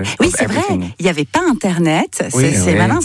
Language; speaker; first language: French; native; French